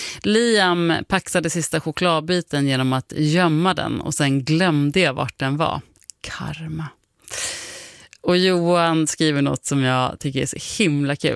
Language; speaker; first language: Swedish; native; Swedish